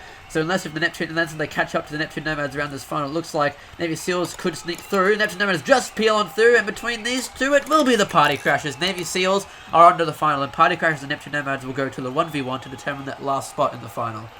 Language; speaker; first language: English; native; English